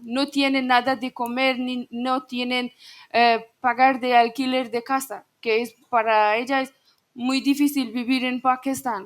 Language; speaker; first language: Spanish; non-native, learner; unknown